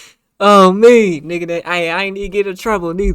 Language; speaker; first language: English; native; English